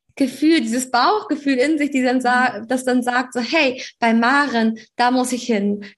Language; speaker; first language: German; native; German